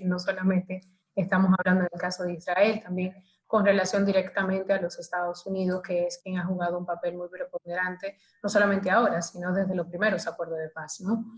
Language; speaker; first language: Spanish; native; Spanish